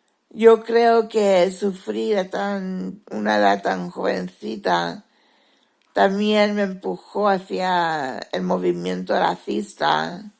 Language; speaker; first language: Spanish; early bilingual, heritage; Spanish